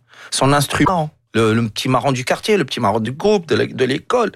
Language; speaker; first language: French; non-native, local second language; Arabic